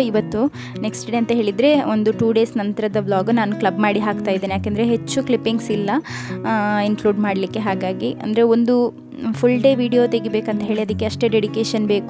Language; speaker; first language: Kannada; non-native, local second language; Konkani